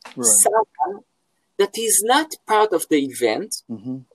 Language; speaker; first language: English; non-native, fluent; Hebrew